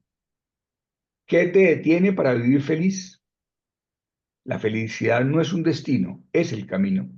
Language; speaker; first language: Spanish; native; Spanish